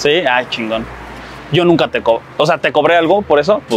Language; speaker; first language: Spanish; native; Spanish